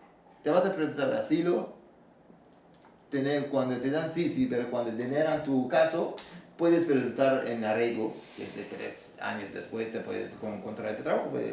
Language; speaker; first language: Spanish; non-native, learner; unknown